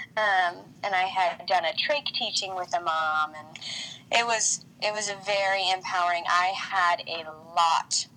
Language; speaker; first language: English; native; English